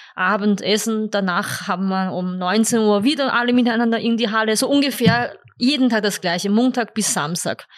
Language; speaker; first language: German; non-native, fluent; Chinese